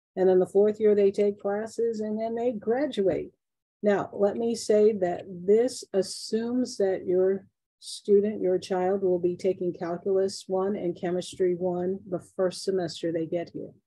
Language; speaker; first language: English; native; English